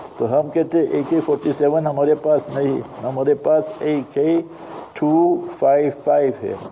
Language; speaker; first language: Urdu; early bilingual, heritage; English